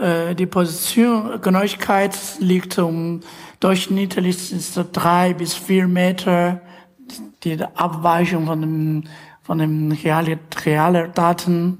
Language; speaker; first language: German; non-native, fluent; Chinese